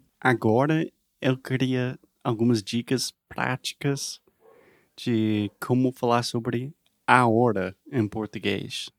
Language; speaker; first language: Portuguese; non-native, learner; English